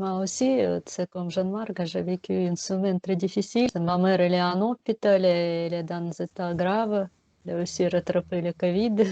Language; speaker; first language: French; non-native, fluent; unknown